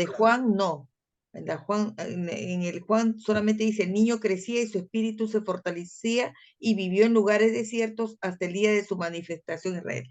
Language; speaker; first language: Spanish; native; Spanish